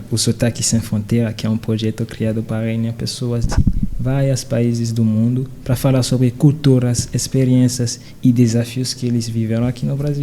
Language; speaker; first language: Portuguese; non-native, fluent; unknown